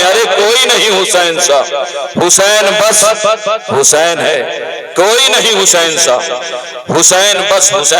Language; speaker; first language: Urdu; native; Urdu